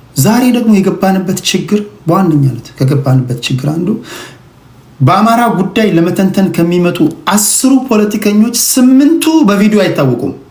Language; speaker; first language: Amharic; native; Amharic